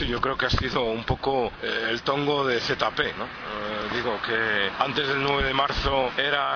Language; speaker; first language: Spanish; native; Spanish